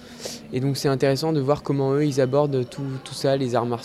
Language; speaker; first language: French; native; French